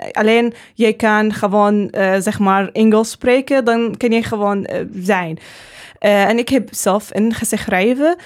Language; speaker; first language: Dutch; non-native, learner; Arabic